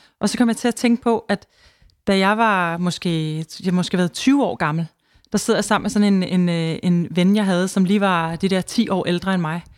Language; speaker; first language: Danish; native; Danish